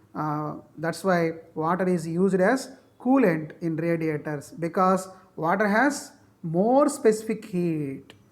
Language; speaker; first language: English; non-native, local second language; Telugu